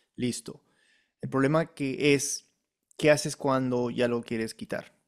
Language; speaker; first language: Spanish; early bilingual, heritage; Spanish